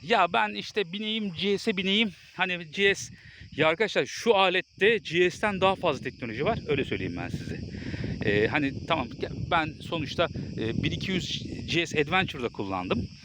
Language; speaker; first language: Turkish; native; Turkish